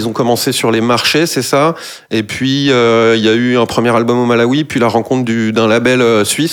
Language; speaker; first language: French; native; French